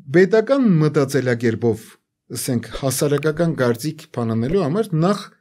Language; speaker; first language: Armenian; native; Armenian